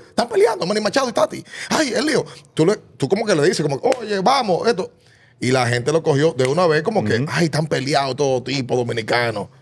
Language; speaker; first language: Spanish; native; Spanish